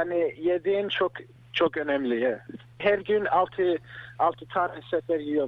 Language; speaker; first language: Turkish; early bilingual, heritage; Turkish